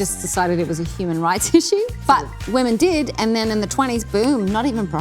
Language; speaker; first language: English; native; English